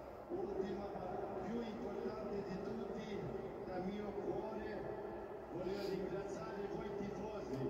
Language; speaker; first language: Italian; non-native, learner; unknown